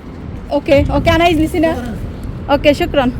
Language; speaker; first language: Arabic; non-native, learner; Bangla